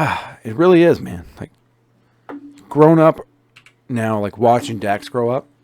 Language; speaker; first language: English; native; English